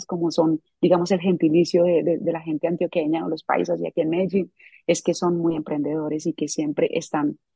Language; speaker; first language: Spanish; native; Spanish